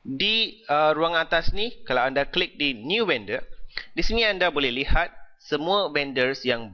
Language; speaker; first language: Malay; native; Malay